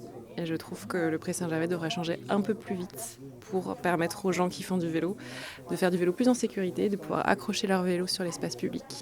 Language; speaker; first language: French; native; French